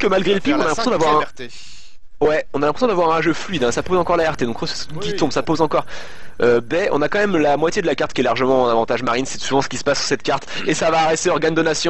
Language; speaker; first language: French; native; French